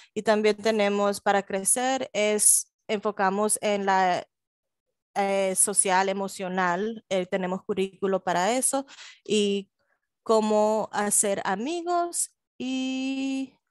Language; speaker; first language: Spanish; early bilingual, heritage; Spanish